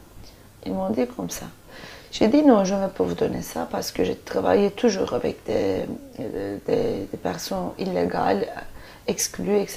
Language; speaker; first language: French; non-native, fluent; Turkish